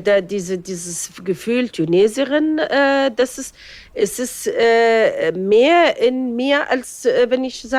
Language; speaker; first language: German; non-native, fluent; Arabic